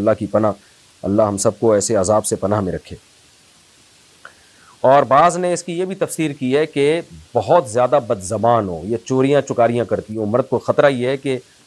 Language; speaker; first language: Urdu; native; Urdu